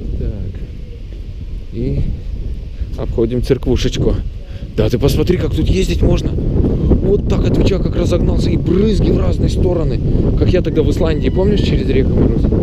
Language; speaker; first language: Russian; early bilingual, heritage; Russian